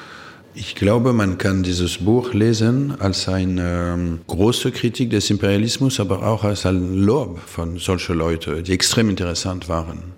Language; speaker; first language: German; non-native, fluent; French